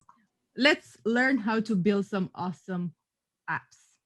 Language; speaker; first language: English; non-native, fluent; Romanian